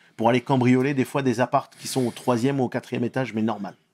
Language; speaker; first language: French; native; French